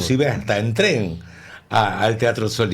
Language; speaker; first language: Spanish; native; Spanish